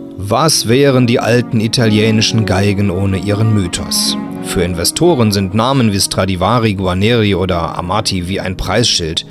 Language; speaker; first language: German; native; German